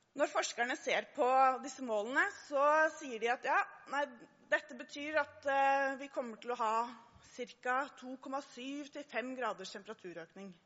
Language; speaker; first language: Norwegian; native; Norwegian